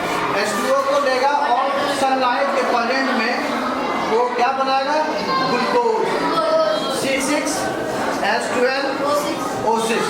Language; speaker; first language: Hindi; native; Hindi